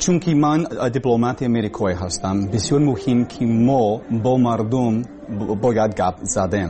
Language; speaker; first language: Persian; non-native, learner; English